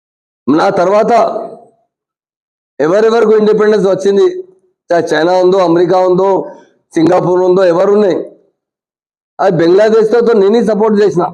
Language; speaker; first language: Telugu; non-native, local second language; Urdu